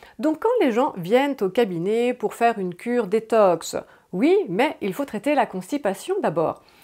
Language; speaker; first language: French; native; French